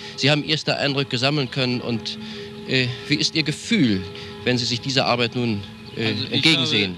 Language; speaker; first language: German; native; German